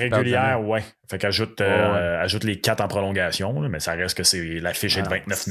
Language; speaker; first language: French; native; French